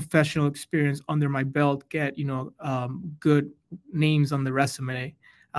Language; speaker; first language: English; non-native, fluent; Spanish